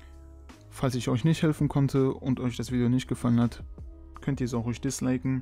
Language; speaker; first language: German; native; German